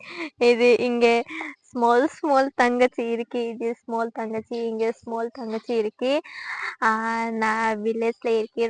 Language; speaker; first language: Tamil; non-native, learner; Bangla